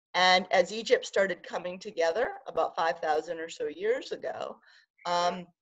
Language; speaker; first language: English; native; English